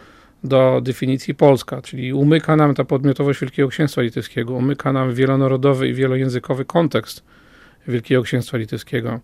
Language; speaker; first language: Polish; native; Polish